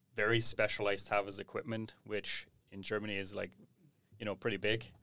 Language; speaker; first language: English; non-native, fluent; German